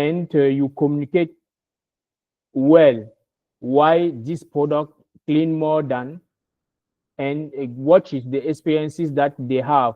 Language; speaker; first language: English; non-native, learner; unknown